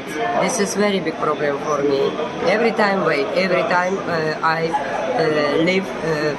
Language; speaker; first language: English; non-native, learner; Russian